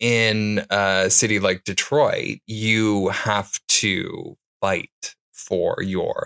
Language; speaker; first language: English; native; English